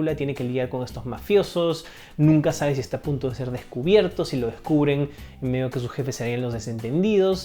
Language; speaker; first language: Spanish; native; Spanish